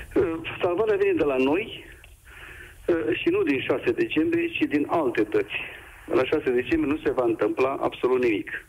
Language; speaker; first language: Romanian; native; Romanian